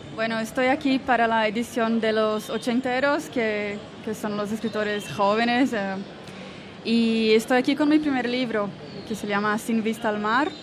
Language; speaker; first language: Spanish; non-native, learner; Portuguese